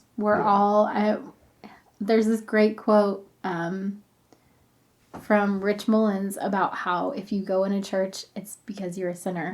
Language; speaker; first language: English; native; English